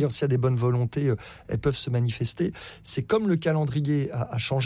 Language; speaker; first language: French; native; French